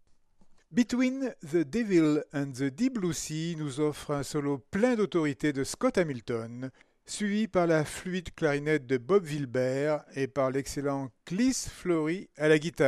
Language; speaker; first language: French; native; French